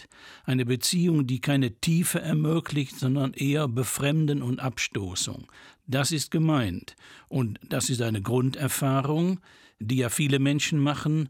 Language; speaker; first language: German; native; German